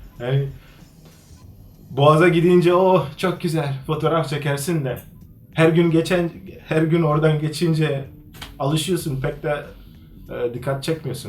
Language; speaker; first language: Turkish; non-native, fluent; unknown